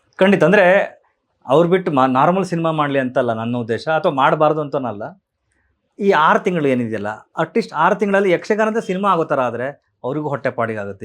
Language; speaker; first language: Kannada; native; Kannada